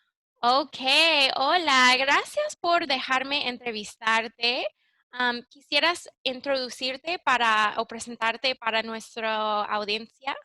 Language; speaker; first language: Spanish; early bilingual, heritage; English